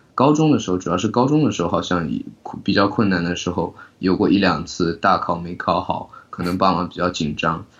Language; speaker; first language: Chinese; non-native, fluent; Slovak